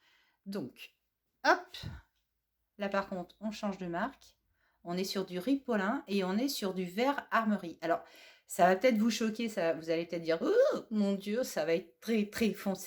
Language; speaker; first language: French; native; French